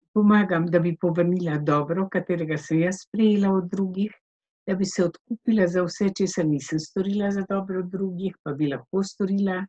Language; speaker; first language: Slovenian; native; Slovenian